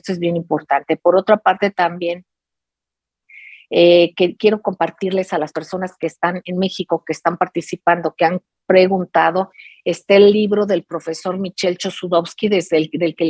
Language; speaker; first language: Spanish; native; Spanish